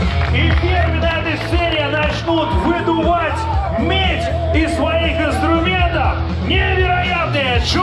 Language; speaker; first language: Russian; native; Russian